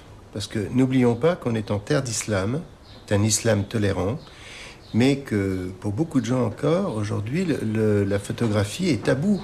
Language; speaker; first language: French; non-native, local second language; Arabic